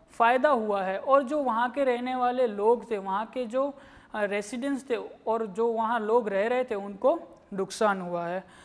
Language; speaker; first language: Hindi; non-native, local second language; Gujarati